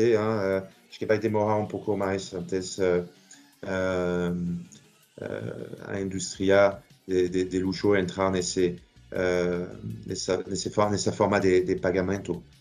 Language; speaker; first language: Portuguese; non-native, fluent; French